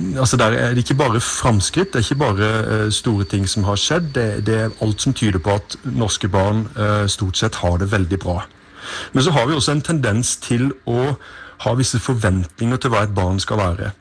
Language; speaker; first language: Norwegian; native; Norwegian